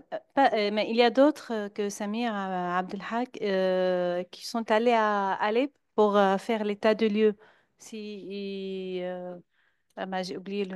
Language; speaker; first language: French; non-native, fluent; Arabic